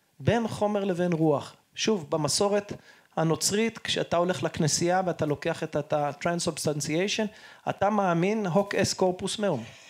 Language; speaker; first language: Hebrew; early bilingual, heritage; Hebrew